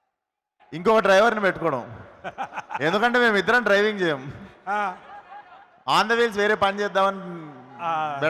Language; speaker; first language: Telugu; native; Telugu